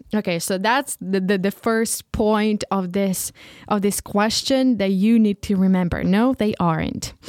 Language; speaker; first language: English; non-native, fluent; Ukrainian